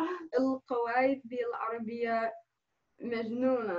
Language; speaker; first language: Arabic; non-native, learner; English